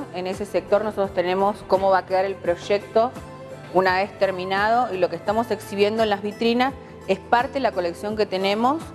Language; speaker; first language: Spanish; native; Spanish